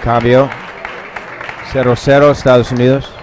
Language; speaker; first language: Spanish; non-native, learner; English